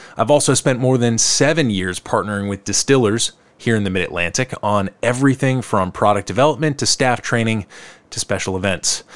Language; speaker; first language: English; native; English